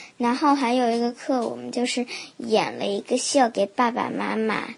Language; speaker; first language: Chinese; early bilingual, heritage; Chinese